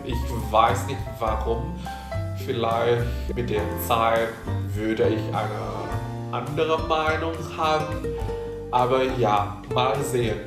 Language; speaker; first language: German; non-native, fluent; Indonesian